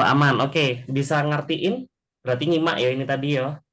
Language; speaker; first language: Indonesian; native; Indonesian